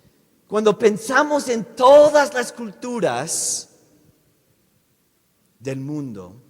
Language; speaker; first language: Spanish; non-native, fluent; English